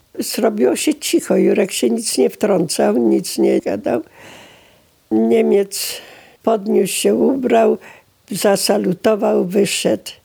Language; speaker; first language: Polish; native; Polish